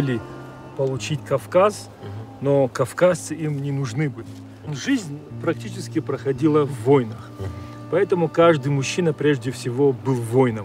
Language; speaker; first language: Russian; native; Russian